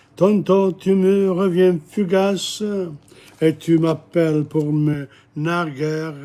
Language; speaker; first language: French; non-native, learner; English